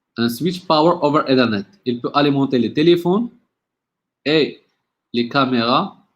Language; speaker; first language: French; non-native, local second language; Arabic